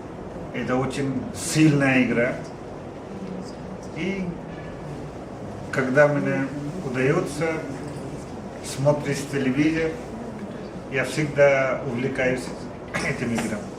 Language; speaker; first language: Russian; non-native, learner; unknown